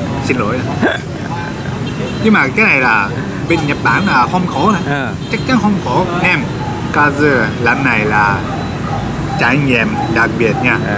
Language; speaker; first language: Vietnamese; non-native, learner; Japanese